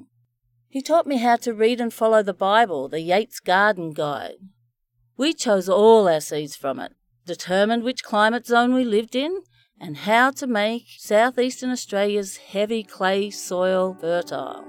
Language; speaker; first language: English; native; English